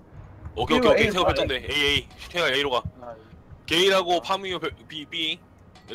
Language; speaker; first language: Korean; native; Korean